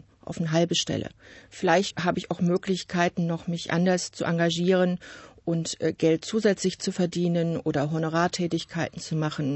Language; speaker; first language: German; native; German